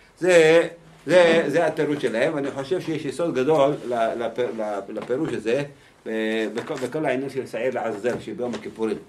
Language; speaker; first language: Hebrew; native; Hebrew